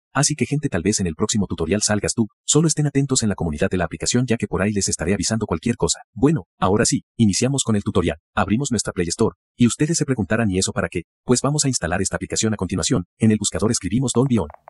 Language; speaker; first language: Spanish; native; Spanish